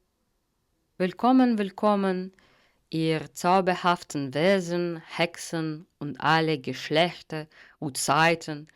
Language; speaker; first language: German; non-native, fluent; Russian